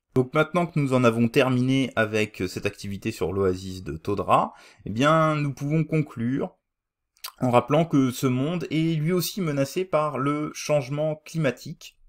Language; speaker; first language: French; native; French